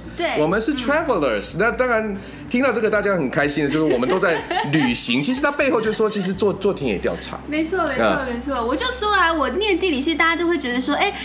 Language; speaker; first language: Chinese; native; Chinese